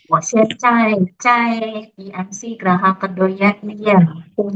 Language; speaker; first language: Chinese; non-native, learner; Indonesian